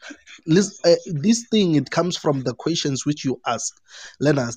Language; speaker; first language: English; non-native, local second language; Northern Sotho